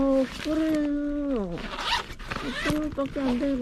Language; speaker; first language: Korean; non-native, learner; Filipino